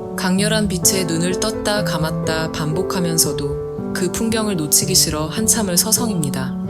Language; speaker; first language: Korean; native; Korean